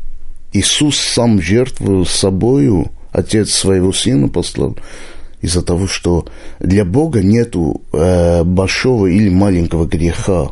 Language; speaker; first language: Russian; non-native, local second language; Armenian